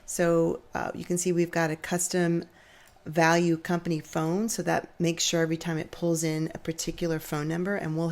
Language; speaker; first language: English; native; English